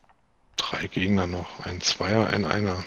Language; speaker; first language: German; native; German